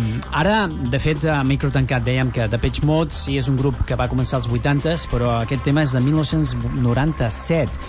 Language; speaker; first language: Catalan; native; Catalan